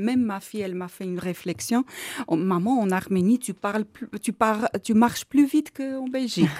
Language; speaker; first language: French; non-native, learner; Armenian